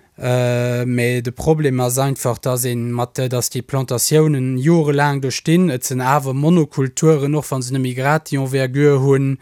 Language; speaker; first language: Luxembourgish; native; Luxembourgish